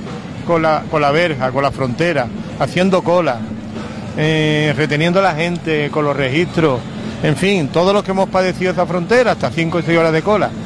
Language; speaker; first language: Spanish; native; Spanish